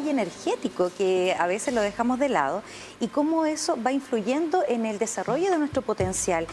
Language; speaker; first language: Spanish; native; Spanish